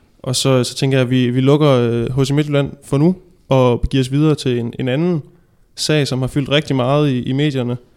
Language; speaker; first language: Danish; native; Danish